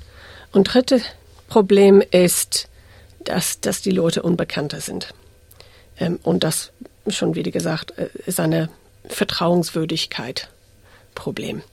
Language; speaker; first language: German; non-native, fluent; English